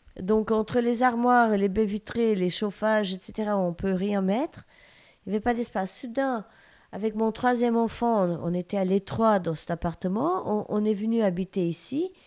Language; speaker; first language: French; non-native, fluent; Portuguese